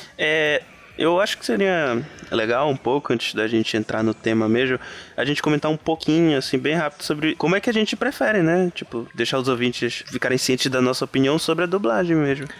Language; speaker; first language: Portuguese; native; Portuguese